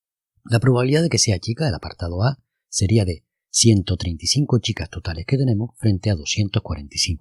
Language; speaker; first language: Spanish; native; Spanish